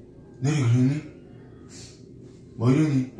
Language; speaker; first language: Korean; native; Korean